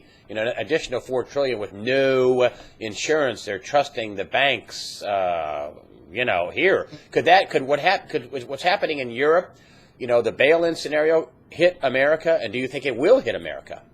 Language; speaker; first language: English; native; English